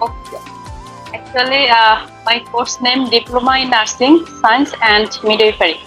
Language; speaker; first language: English; non-native, learner; Bangla